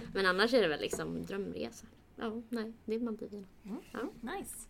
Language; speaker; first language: Swedish; early bilingual, other home language; Kurdish